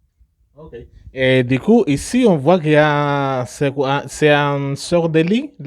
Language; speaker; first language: French; non-native, fluent; Spanish